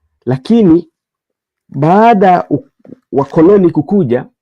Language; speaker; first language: Swahili; non-native, local second language; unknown